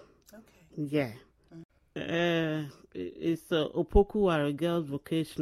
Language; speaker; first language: English; non-native, local second language; Akan